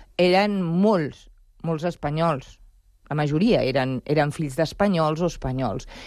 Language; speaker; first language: Catalan; non-native, local second language; Spanish